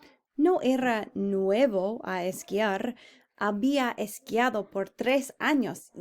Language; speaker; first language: Spanish; non-native, fluent; English